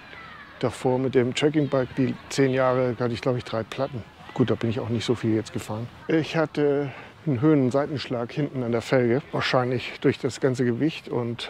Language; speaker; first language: German; native; German